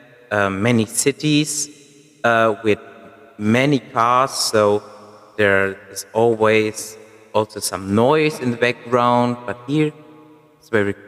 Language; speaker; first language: English; non-native, fluent; German